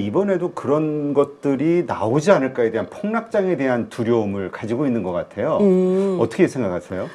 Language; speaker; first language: Korean; native; Korean